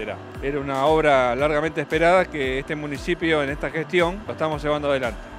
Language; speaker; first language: Spanish; native; Spanish